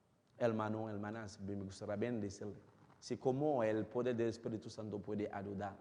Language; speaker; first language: Spanish; non-native, fluent; Haitian Creole